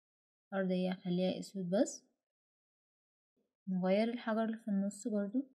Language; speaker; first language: Arabic; native; Arabic